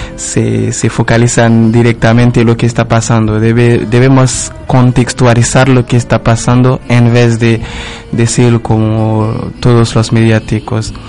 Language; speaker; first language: Spanish; non-native, learner; Haitian Creole